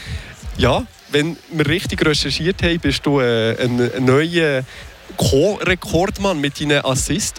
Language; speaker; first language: German; native; German